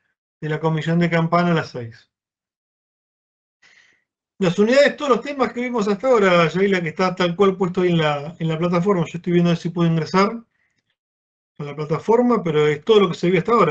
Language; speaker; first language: Spanish; native; Spanish